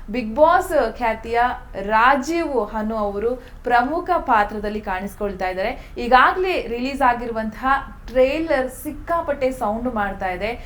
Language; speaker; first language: Kannada; native; Kannada